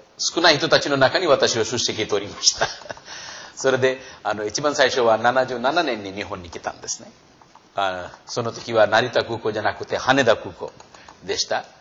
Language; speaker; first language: Japanese; non-native, fluent; Hindi